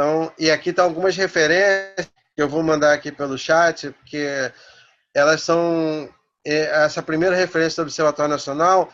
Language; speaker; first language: Portuguese; native; Portuguese